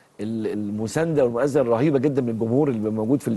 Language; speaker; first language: Arabic; native; Arabic